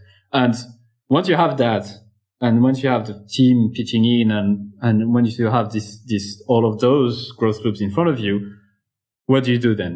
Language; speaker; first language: English; non-native, fluent; French